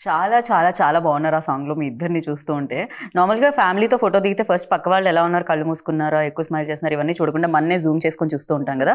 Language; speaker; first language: Telugu; native; Telugu